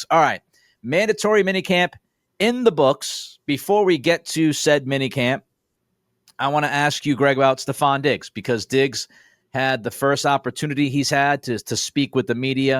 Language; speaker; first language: English; native; English